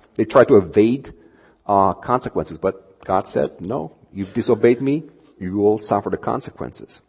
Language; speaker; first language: English; non-native, fluent; Romanian